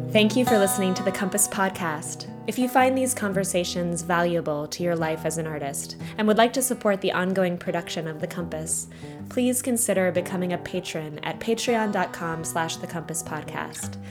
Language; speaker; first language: English; native; English